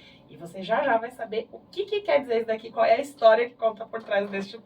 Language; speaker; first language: Portuguese; native; Portuguese